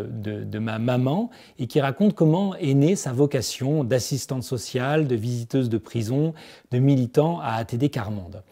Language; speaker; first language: French; native; French